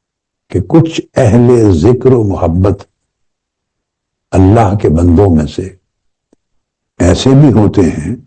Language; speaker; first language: Urdu; native; Urdu